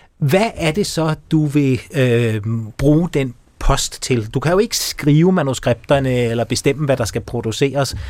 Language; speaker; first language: Danish; native; Danish